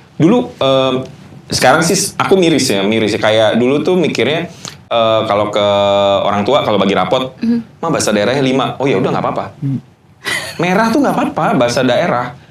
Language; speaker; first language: Indonesian; native; Indonesian